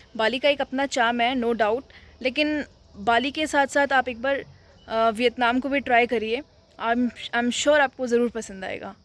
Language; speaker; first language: Hindi; native; Hindi